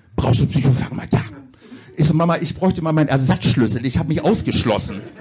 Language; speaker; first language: German; native; German